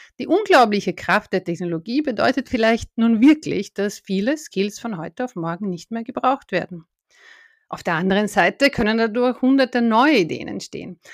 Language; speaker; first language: German; native; German